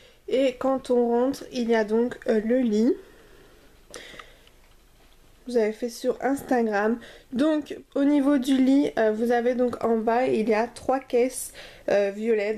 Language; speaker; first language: French; native; French